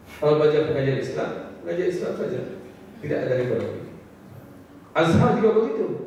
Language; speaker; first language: Malay; native; Malay